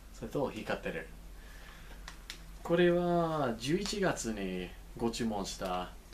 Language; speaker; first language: Japanese; non-native, learner; English